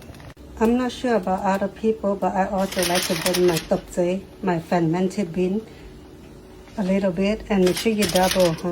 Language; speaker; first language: English; non-native, local second language; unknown